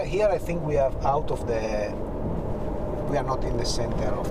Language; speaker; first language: English; non-native, learner; Italian